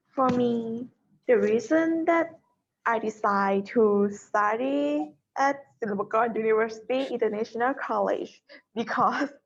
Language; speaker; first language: English; non-native, learner; Thai